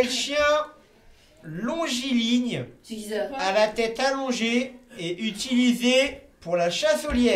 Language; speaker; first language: French; native; French